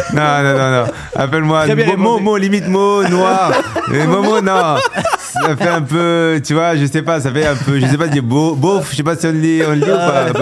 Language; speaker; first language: French; native; French